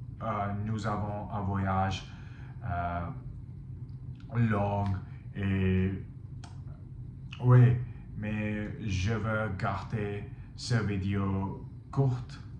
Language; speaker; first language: French; non-native, fluent; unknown